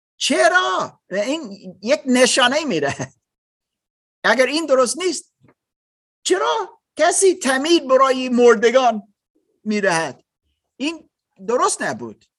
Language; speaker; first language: Persian; non-native, learner; German